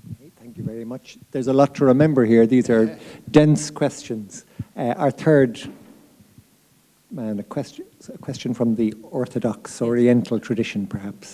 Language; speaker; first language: English; native; English